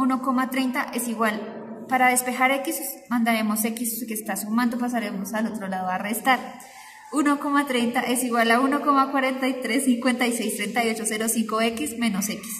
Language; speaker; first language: Spanish; native; Spanish